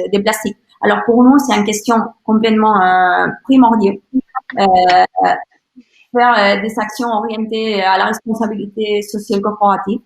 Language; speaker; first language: French; non-native, learner; Spanish